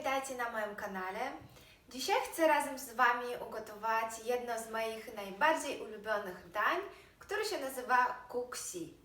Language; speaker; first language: Polish; non-native, fluent; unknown